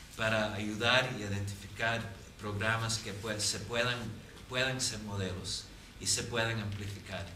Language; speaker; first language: Spanish; non-native, fluent; English